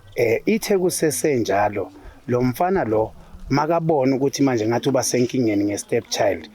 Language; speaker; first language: Zulu; native; Zulu